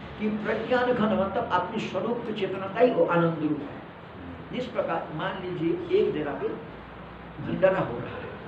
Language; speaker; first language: Hindi; non-native, local second language; Malayalam